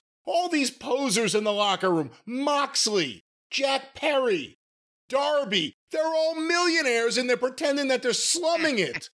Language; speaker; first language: English; native; English